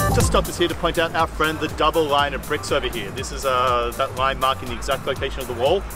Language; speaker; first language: English; native; English